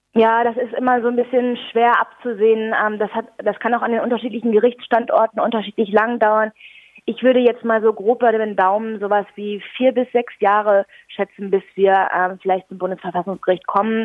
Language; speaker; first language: German; native; German